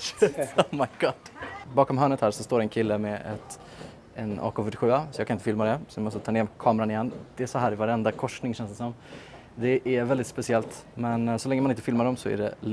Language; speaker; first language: Swedish; native; Swedish